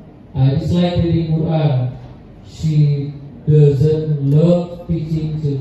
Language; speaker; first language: English; non-native, learner; Indonesian